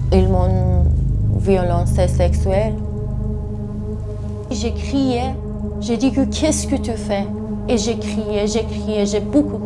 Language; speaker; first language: French; non-native, learner; Persian